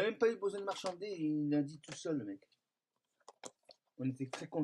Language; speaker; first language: French; native; French